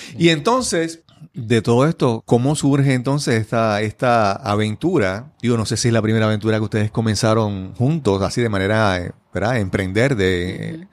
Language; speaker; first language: Spanish; native; Spanish